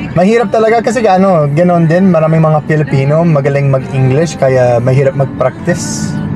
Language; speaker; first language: Filipino; non-native, fluent; English